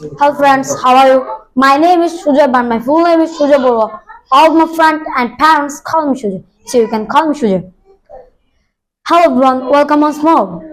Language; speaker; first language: English; non-native, learner; Bangla